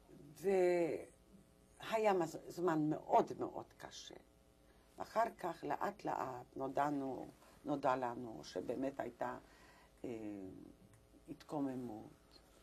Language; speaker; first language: Hebrew; non-native, fluent; Polish